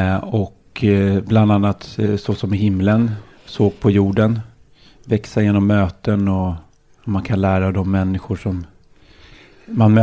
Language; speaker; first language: Swedish; native; Swedish